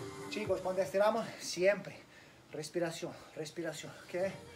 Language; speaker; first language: Spanish; non-native, learner; English